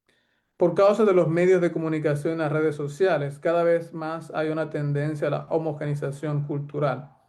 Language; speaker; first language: Spanish; native; Spanish